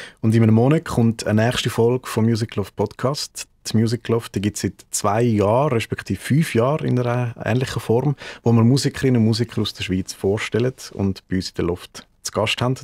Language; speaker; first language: German; native; German